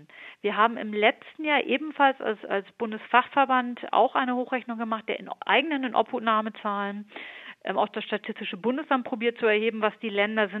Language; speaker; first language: German; native; German